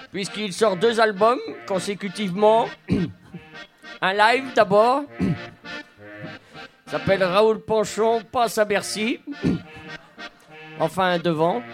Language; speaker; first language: French; native; French